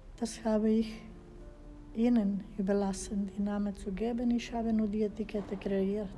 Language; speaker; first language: German; non-native, fluent; Serbian